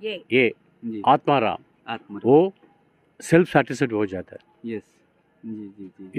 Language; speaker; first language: Hindi; non-native, local second language; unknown